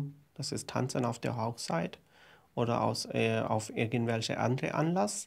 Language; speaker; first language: German; non-native, fluent; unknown